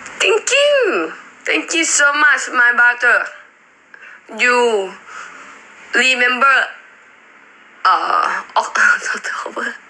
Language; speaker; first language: English; non-native, learner; Thai